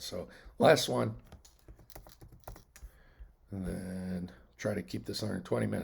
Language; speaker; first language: English; native; English